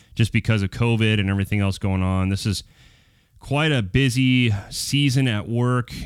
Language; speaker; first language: English; native; English